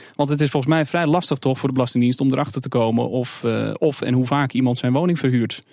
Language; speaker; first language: Dutch; native; Dutch